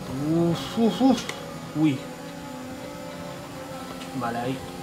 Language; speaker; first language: Spanish; native; Spanish